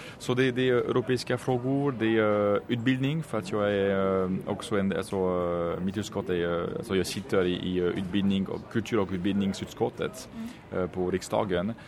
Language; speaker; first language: Swedish; non-native, fluent; French